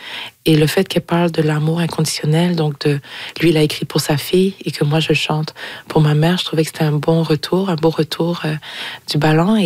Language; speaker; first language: French; native; French